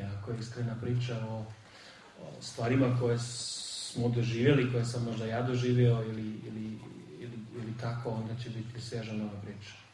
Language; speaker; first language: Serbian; early bilingual, heritage; Serbian